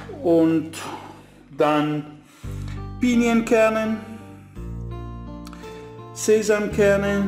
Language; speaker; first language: German; non-native, fluent; Italian